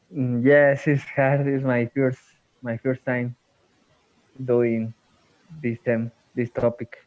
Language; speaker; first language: English; non-native, learner; Spanish